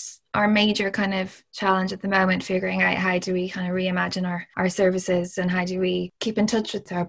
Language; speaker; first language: English; native; English